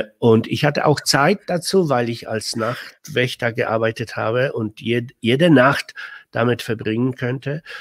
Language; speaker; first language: German; non-native, fluent; Polish